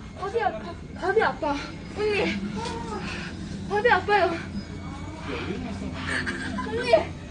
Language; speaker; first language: Korean; non-native, fluent; Japanese